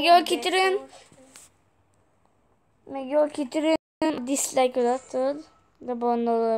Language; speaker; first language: Hungarian; early bilingual, heritage; Hungarian